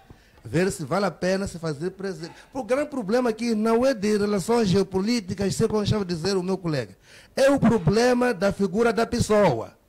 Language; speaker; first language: Portuguese; native; Portuguese